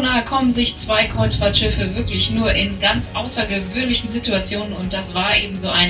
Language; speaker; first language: German; native; German